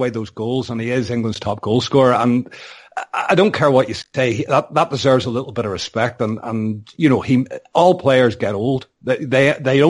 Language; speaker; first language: English; native; English